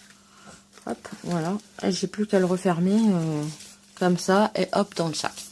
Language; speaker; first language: French; native; French